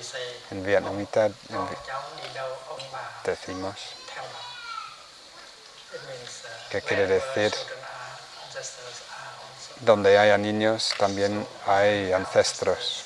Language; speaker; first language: Spanish; non-native, fluent; Vietnamese